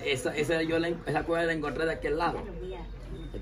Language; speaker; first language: Spanish; native; Spanish